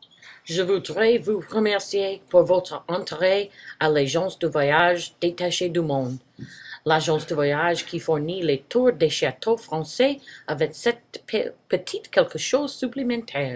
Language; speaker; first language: French; non-native, learner; English